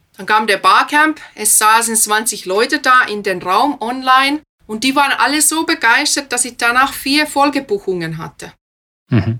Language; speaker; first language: German; non-native, fluent; Finnish